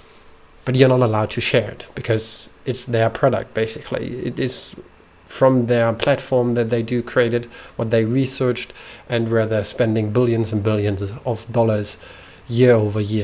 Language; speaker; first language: English; non-native, fluent; German